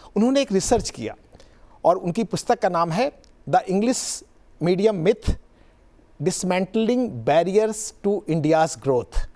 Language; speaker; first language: Hindi; native; Hindi